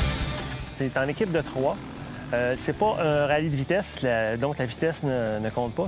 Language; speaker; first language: French; native; French